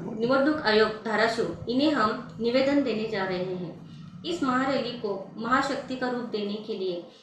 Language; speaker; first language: Hindi; non-native, local second language; Marathi